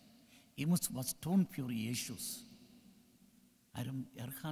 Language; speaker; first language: German; non-native, learner; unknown